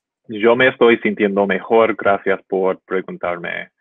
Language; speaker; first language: Spanish; non-native, fluent; English